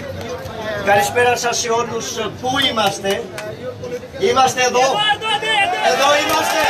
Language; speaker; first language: Greek; non-native, fluent; Urdu